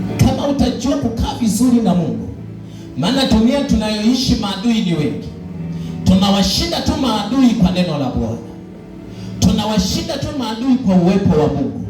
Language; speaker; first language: Swahili; non-native, local second language; Luyia